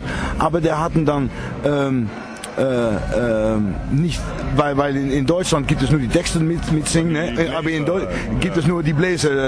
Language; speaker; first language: German; non-native, fluent; Dutch